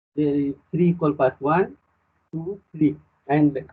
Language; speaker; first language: English; non-native, local second language; Nepali